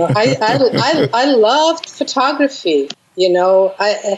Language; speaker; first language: English; non-native, fluent; Russian